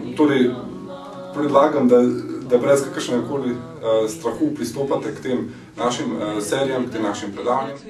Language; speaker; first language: Slovenian; early bilingual, other home language; Bosnian